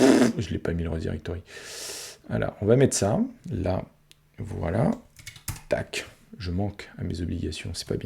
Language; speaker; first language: French; native; French